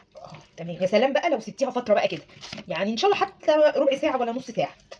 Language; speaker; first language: Arabic; native; Arabic